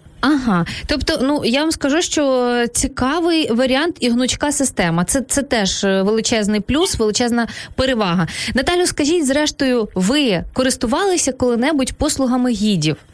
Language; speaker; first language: Ukrainian; native; Ukrainian